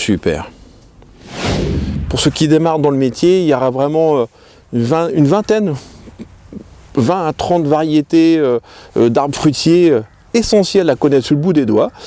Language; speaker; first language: French; native; French